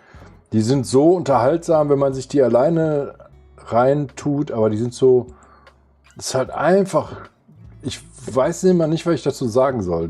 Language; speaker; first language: German; native; German